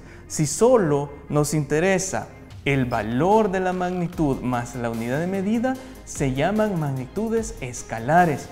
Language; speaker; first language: Spanish; native; Spanish